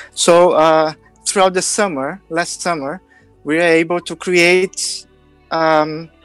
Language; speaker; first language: English; non-native, fluent; Portuguese